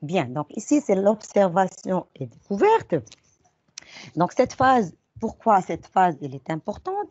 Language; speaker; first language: French; non-native, local second language; Arabic